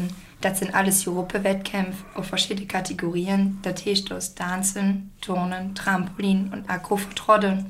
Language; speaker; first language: German; native; German